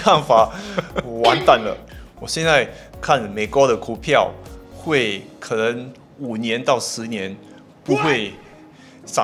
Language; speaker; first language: Chinese; non-native, local second language; English